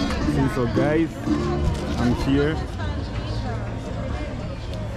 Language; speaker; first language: English; non-native, fluent; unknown